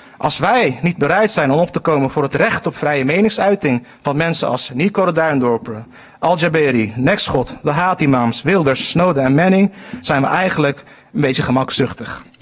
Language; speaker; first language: Dutch; early bilingual, other home language; Turkish